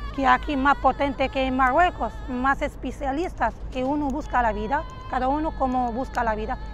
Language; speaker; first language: Spanish; non-native, fluent; Arabic